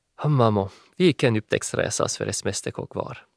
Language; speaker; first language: Swedish; non-native, fluent; French